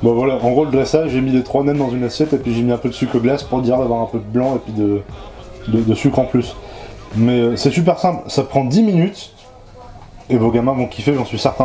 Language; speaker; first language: French; native; French